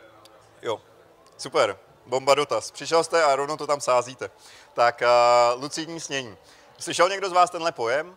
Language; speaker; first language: Czech; native; Czech